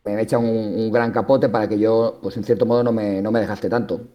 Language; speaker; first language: Spanish; native; Spanish